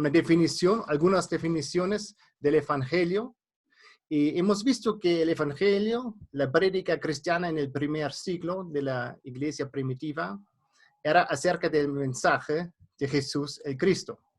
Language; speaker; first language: Spanish; non-native, fluent; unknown